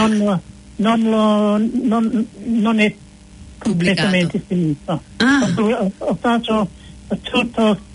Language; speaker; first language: Italian; non-native, fluent; English